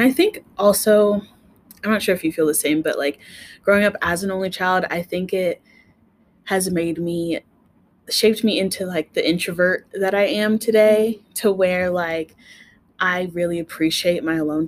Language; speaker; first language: English; native; English